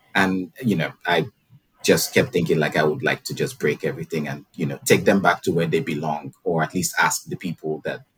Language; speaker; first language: English; non-native, local second language; Yoruba